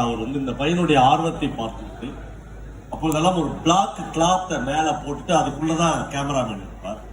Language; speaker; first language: Tamil; native; Tamil